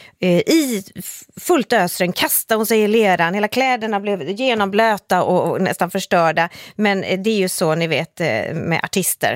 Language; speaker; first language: Swedish; native; Swedish